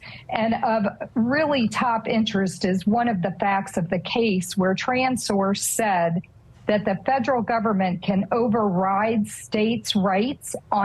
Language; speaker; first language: English; native; English